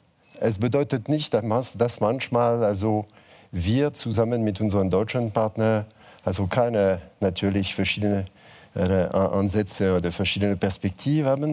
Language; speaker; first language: German; non-native, fluent; French